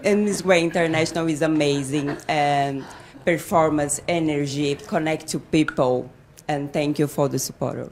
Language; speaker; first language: English; non-native, learner; Portuguese